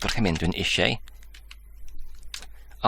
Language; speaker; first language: Welsh; non-native, learner; English